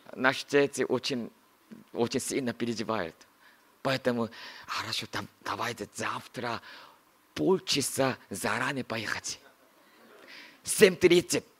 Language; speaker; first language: Russian; non-native, learner; Korean